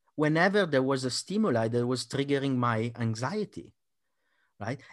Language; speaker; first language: English; non-native, fluent; Italian